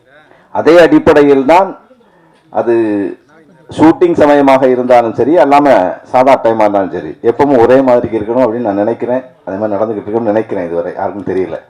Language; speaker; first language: Tamil; native; Tamil